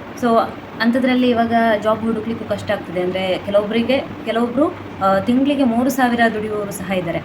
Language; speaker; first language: Kannada; non-native, local second language; Tulu